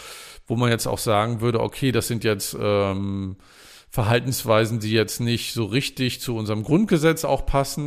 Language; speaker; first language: German; native; German